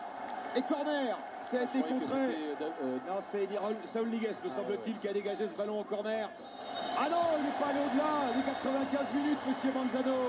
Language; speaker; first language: French; native; French